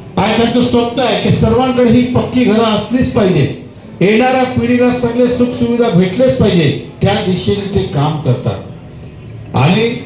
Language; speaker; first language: Marathi; non-native, local second language; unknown